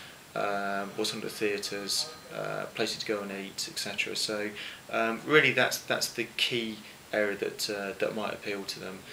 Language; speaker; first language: English; native; English